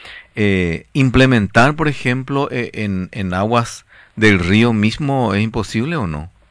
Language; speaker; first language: Spanish; native; Spanish